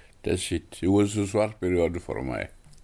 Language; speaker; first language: Dutch; non-native, learner; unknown